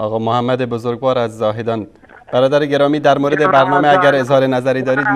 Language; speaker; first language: Persian; native; Persian